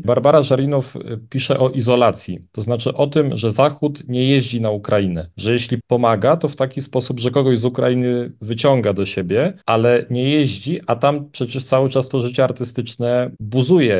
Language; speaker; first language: Polish; native; Polish